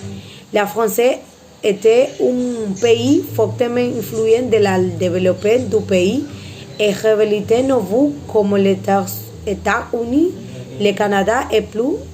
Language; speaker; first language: French; non-native, learner; Spanish